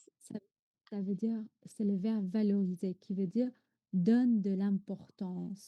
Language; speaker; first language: French; non-native, fluent; Arabic